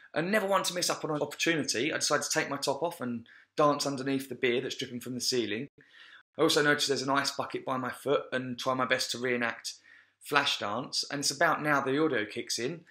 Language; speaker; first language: English; native; English